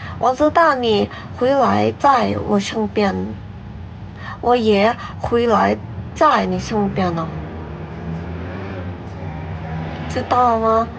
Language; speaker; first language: Chinese; non-native, learner; Thai